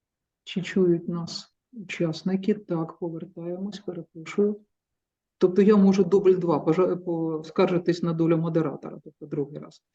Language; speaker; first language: Ukrainian; native; Ukrainian